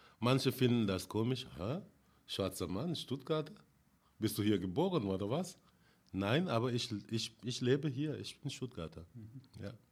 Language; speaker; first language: German; non-native, fluent; Wolof